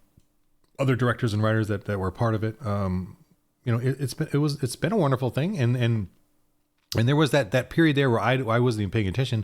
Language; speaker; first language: English; native; English